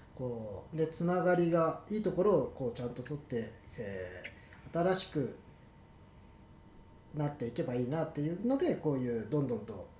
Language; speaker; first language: Japanese; native; Japanese